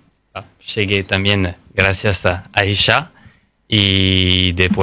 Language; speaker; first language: Spanish; non-native, fluent; French